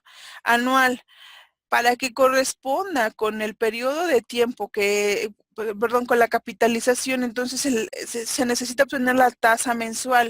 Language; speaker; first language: Spanish; native; Spanish